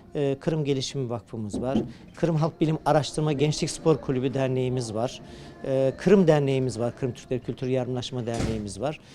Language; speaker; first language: Turkish; early bilingual, heritage; Crimean Tatar